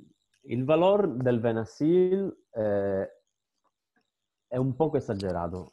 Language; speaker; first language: Spanish; non-native, fluent; Italian